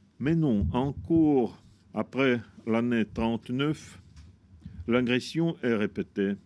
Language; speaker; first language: French; non-native, fluent; Russian